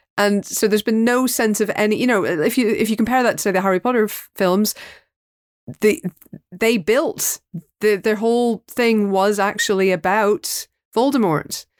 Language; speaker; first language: English; native; English